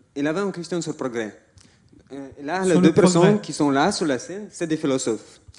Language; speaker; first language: French; non-native, fluent; Russian